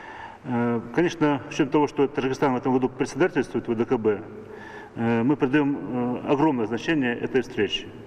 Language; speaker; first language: Russian; native; Russian